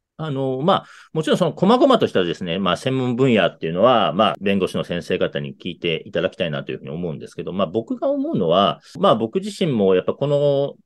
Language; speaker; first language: Japanese; native; Japanese